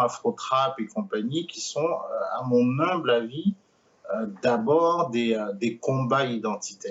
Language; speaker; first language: French; native; French